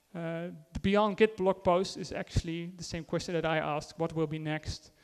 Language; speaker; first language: English; non-native, fluent; Dutch